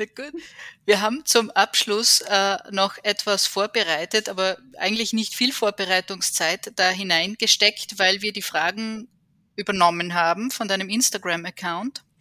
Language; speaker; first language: German; native; German